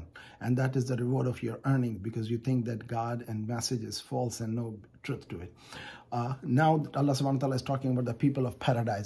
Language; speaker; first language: English; non-native, fluent; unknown